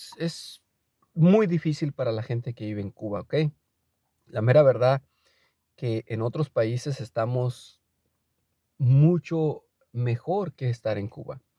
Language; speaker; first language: Spanish; native; Spanish